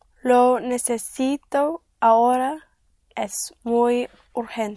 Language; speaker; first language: Spanish; non-native, learner; English